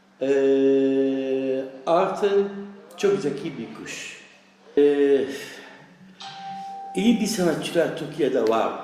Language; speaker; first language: Turkish; non-native, learner; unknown